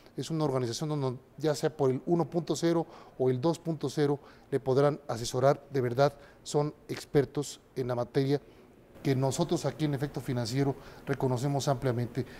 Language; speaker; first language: Spanish; native; Spanish